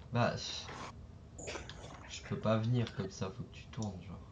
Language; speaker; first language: French; native; French